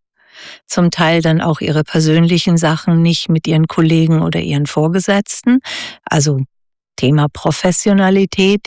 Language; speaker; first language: German; native; German